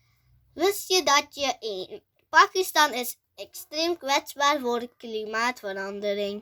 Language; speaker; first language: Dutch; early bilingual, other home language; Urdu